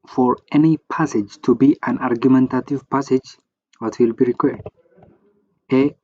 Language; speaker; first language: English; non-native, local second language; Amharic